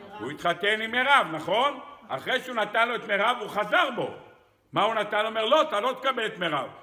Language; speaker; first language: Hebrew; native; Hebrew